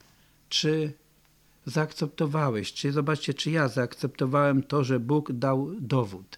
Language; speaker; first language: Polish; native; Polish